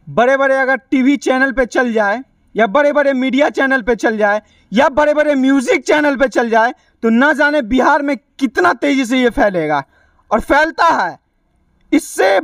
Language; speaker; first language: Hindi; native; Hindi